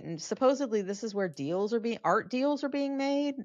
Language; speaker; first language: English; native; English